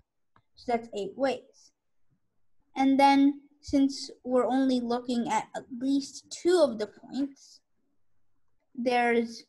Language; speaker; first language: English; native; English